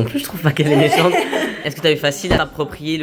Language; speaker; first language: French; native; French